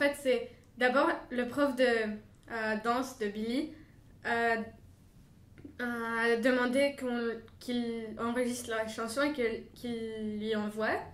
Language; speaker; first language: French; non-native, fluent; Bulgarian